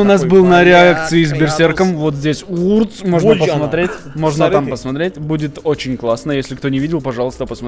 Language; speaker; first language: Russian; native; Russian